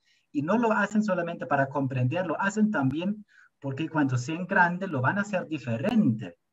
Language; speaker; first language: Spanish; non-native, fluent; German